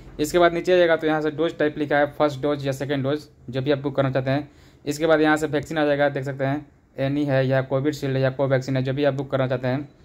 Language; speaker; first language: Hindi; native; Hindi